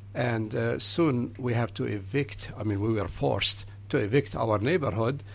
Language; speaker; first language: English; non-native, fluent; Arabic